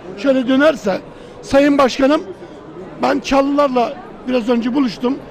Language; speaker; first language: Turkish; native; Turkish